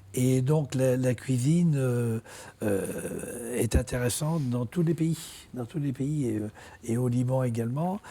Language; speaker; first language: French; native; French